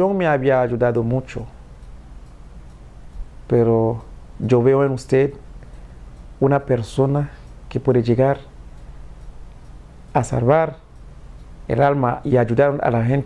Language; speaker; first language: Spanish; non-native, fluent; Haitian Creole